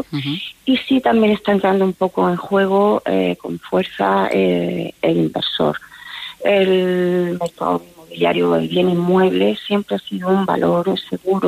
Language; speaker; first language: Spanish; native; Spanish